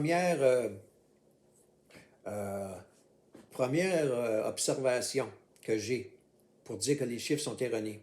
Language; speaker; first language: French; native; French